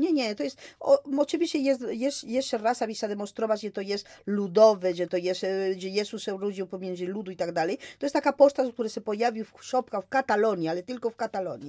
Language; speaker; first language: Polish; non-native, fluent; Spanish